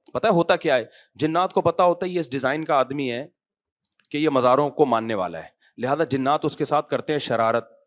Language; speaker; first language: Urdu; native; Urdu